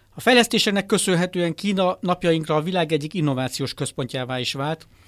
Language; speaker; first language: Hungarian; native; Hungarian